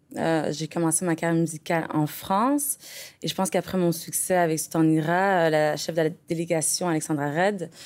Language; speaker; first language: French; native; French